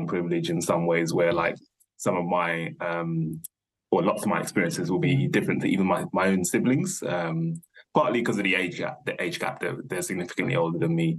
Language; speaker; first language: English; native; English